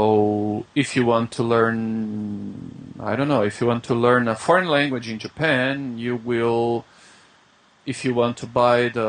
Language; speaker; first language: English; non-native, fluent; Portuguese